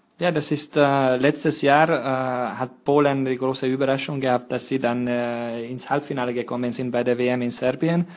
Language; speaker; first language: German; non-native, fluent; Hungarian